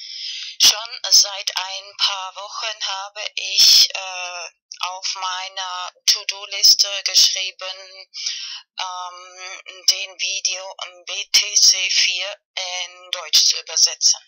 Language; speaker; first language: German; non-native, fluent; Spanish